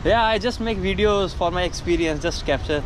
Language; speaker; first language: English; non-native, local second language; Hindi